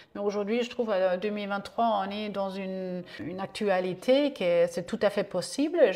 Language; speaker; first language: French; non-native, fluent; German